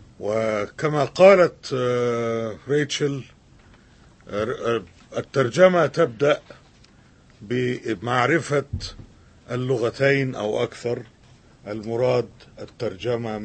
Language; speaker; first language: Arabic; native; Arabic